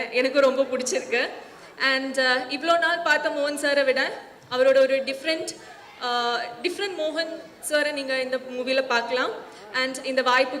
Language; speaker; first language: Tamil; non-native, fluent; Malayalam